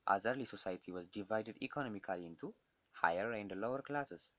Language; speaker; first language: English; non-native, local second language; Amharic